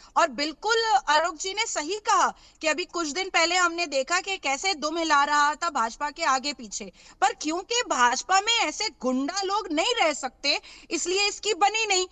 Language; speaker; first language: Hindi; native; Hindi